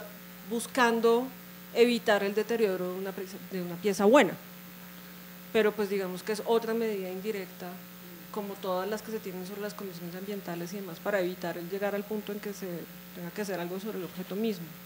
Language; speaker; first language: Spanish; native; Spanish